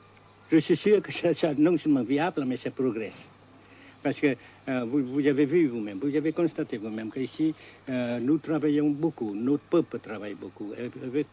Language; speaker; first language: French; non-native, local second language; Vietnamese